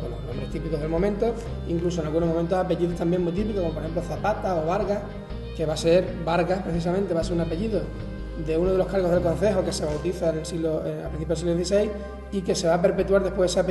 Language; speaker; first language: Spanish; native; Spanish